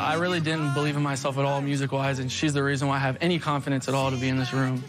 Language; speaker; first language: English; native; English